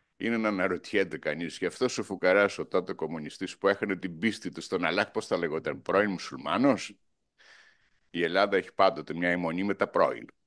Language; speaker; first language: Greek; non-native, local second language; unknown